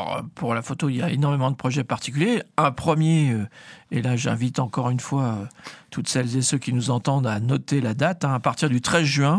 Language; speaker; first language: French; native; French